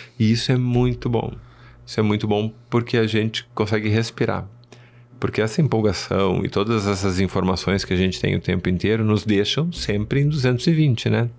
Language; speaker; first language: Portuguese; early bilingual, other home language; Spanish